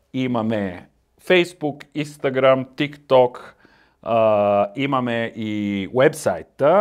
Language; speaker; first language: Bulgarian; non-native, learner; Italian